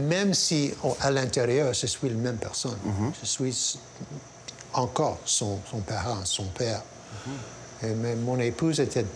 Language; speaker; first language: French; non-native, local second language; English